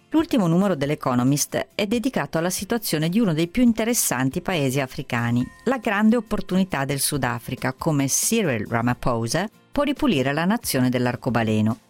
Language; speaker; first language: Italian; native; Italian